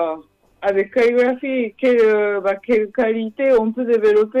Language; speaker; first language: French; non-native, fluent; Japanese